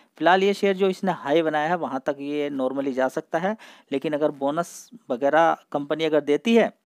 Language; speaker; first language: Hindi; native; Hindi